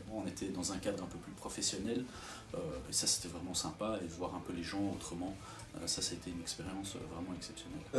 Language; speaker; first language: French; native; French